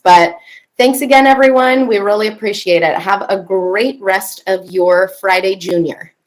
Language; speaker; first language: English; native; English